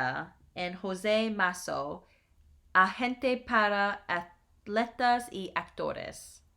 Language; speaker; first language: Spanish; non-native, learner; English